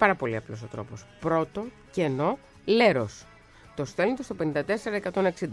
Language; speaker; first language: Greek; native; Greek